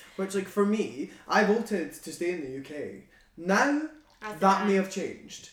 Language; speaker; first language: English; native; English